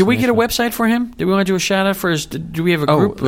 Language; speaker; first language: English; native; English